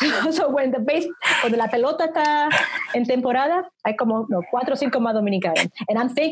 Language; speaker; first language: Spanish; early bilingual, heritage; Spanish